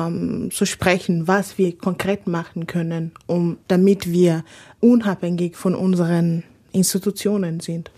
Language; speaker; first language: German; non-native, fluent; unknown